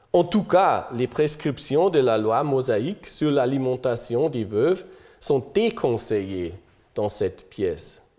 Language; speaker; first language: French; non-native, fluent; German